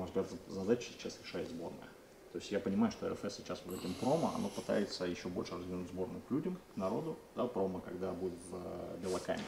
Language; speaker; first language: Russian; native; Russian